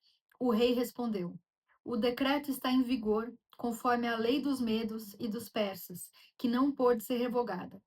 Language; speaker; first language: Portuguese; native; Portuguese